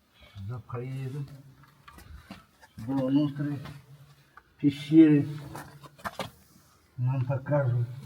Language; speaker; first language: Russian; non-native, local second language; Uzbek